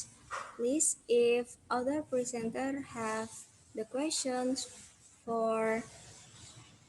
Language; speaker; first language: English; non-native, learner; Indonesian